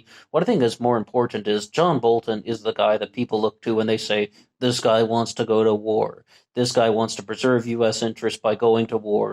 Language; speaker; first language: English; native; English